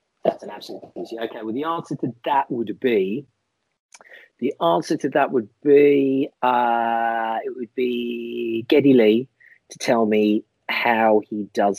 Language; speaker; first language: English; native; English